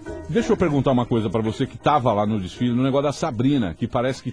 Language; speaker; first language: Portuguese; native; Portuguese